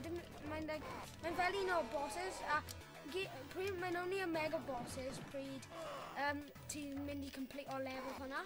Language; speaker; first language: Welsh; non-native, local second language; English